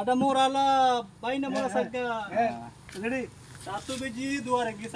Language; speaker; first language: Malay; non-native, learner; Bangla